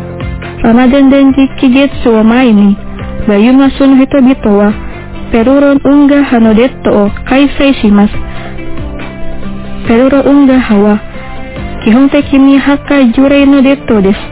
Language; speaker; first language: Japanese; non-native, fluent; Indonesian